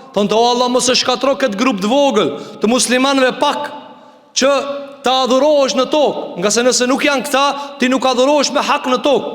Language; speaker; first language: Albanian; native; Albanian